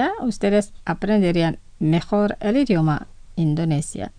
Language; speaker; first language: Spanish; non-native, fluent; Indonesian